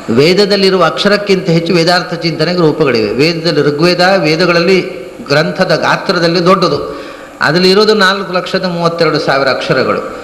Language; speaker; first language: Kannada; non-native, local second language; Tulu